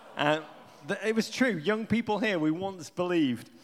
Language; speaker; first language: English; native; English